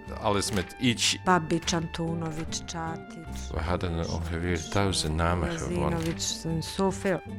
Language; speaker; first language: Dutch; non-native, learner; Bosnian